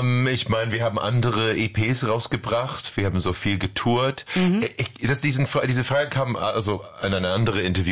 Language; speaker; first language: German; non-native, fluent; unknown